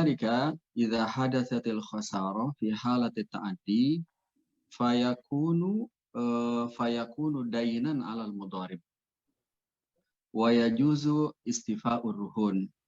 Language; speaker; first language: Arabic; non-native, fluent; Indonesian